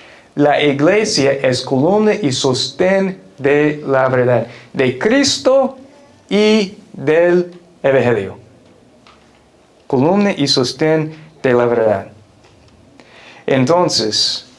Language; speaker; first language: Spanish; non-native, fluent; English